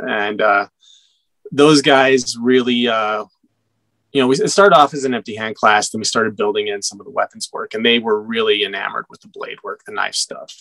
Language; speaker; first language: English; native; English